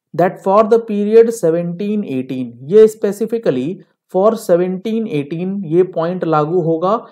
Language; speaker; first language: Hindi; native; Hindi